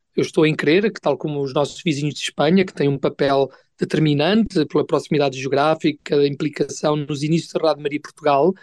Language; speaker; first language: Portuguese; native; Portuguese